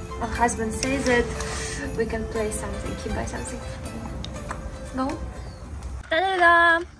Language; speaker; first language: English; non-native, learner; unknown